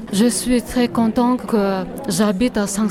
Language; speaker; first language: French; non-native, learner; Kyrgyz